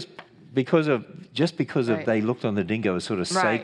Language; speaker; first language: English; native; English